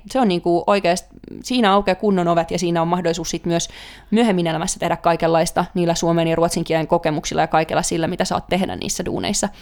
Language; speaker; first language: Finnish; native; Finnish